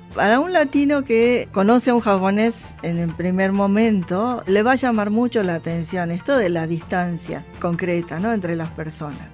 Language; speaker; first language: Spanish; native; Spanish